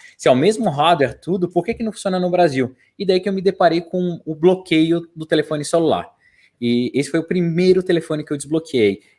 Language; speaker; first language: Portuguese; native; Portuguese